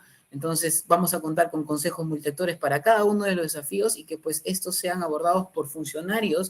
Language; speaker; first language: Spanish; native; Spanish